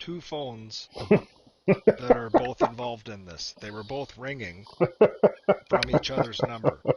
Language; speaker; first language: English; native; English